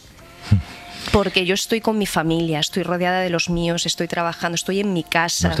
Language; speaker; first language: Spanish; native; Spanish